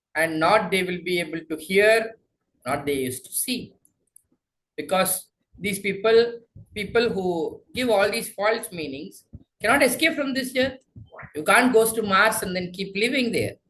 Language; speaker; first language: English; non-native, local second language; Tamil